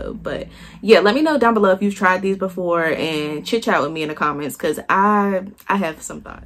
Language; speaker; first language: English; native; English